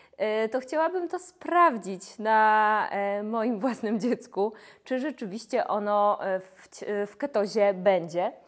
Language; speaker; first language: Polish; native; Polish